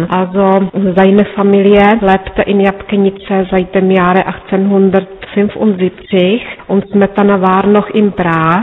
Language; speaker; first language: German; non-native, fluent; Czech